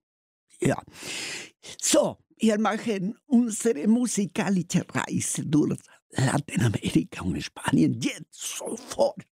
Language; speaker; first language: German; non-native, fluent; Spanish